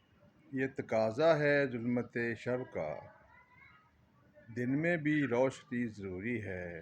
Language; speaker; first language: Urdu; native; Urdu